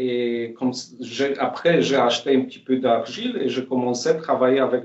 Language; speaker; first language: French; non-native, fluent; Polish